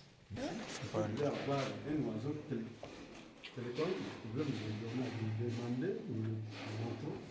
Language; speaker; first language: French; non-native, local second language; Swahili